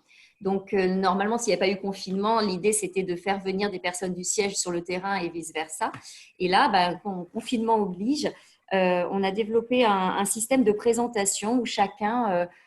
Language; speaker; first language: French; native; French